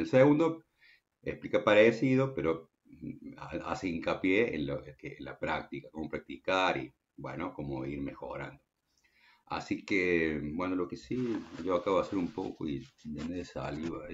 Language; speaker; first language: Spanish; native; Spanish